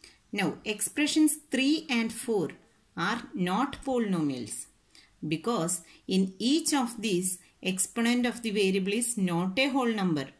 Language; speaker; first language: English; non-native, local second language; Malayalam